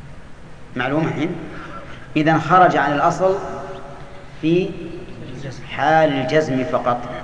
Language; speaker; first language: Arabic; native; Arabic